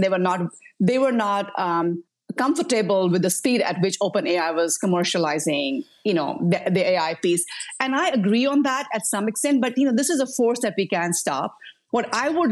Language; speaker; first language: English; non-native, local second language; Hindi